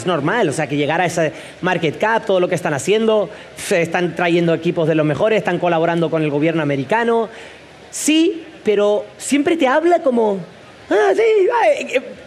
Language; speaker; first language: Spanish; native; Spanish